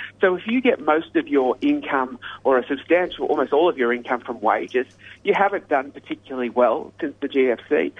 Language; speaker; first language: English; native; English